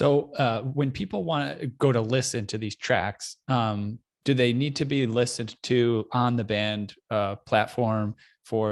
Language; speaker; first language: English; native; English